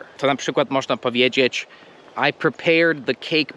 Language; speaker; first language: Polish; non-native, fluent; English